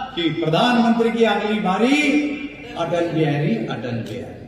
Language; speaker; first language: Hindi; non-native, local second language; Marathi